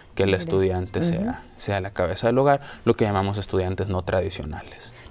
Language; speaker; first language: Spanish; native; Spanish